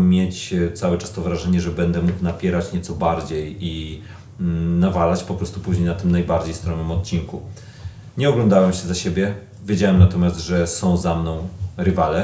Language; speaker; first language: Polish; native; Polish